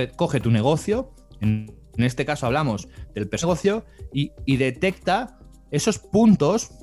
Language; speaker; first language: Spanish; native; Spanish